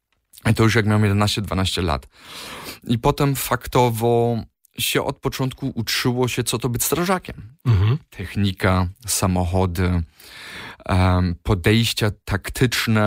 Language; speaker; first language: Polish; early bilingual, heritage; Polish